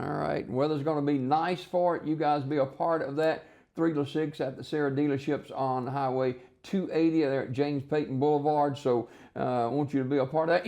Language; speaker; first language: English; native; English